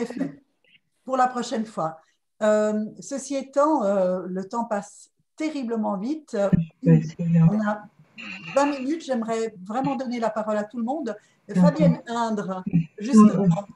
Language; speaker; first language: French; native; French